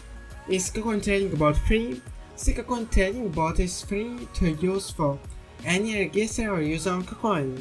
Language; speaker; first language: English; non-native, learner; Russian